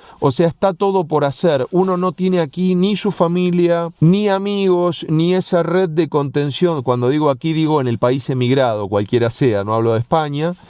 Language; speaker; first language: Spanish; native; Spanish